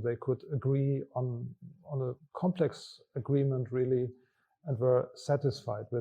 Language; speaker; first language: English; non-native, fluent; German